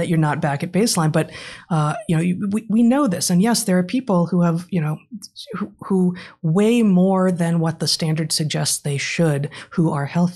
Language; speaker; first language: English; native; English